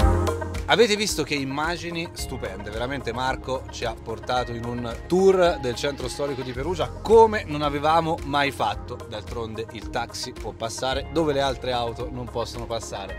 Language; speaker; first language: Italian; native; Italian